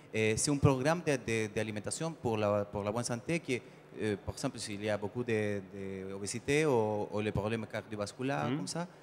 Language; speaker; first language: French; non-native, learner; Spanish